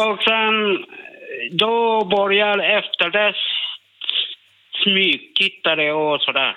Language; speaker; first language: Swedish; non-native, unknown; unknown